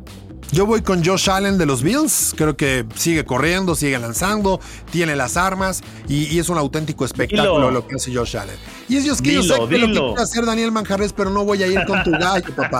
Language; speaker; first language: Spanish; native; Spanish